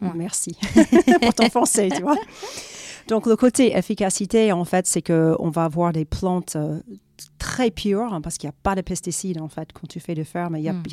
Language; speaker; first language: French; non-native, fluent; English